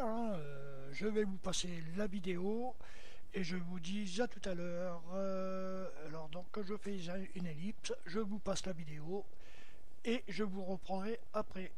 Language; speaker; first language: French; native; French